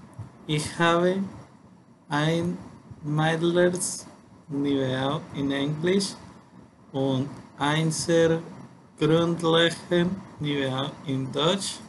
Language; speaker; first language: German; non-native, learner; Spanish